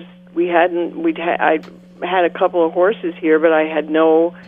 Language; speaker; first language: English; native; English